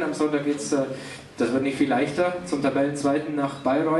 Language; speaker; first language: German; native; German